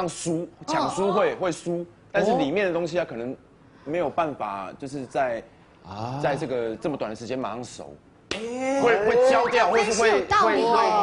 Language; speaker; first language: Chinese; native; Chinese